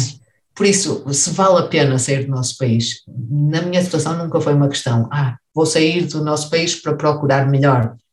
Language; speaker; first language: Portuguese; native; Portuguese